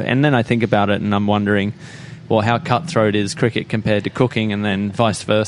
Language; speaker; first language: English; native; English